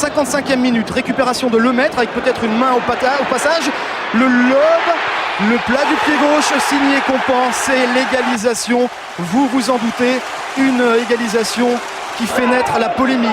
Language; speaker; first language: French; native; French